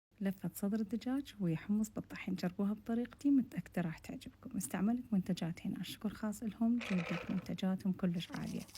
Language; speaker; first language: Arabic; native; Arabic